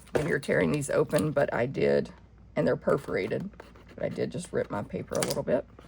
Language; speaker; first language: English; native; English